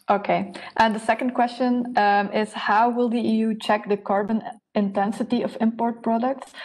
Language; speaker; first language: English; non-native, fluent; Dutch